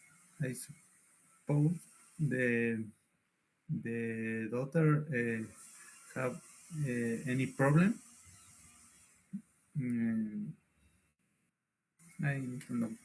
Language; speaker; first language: English; non-native, learner; Spanish